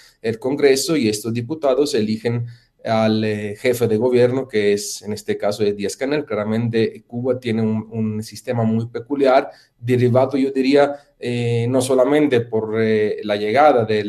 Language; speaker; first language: Spanish; non-native, fluent; Italian